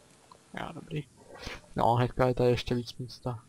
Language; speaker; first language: Czech; native; Czech